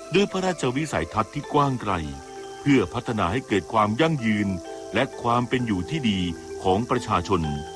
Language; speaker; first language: Thai; native; Thai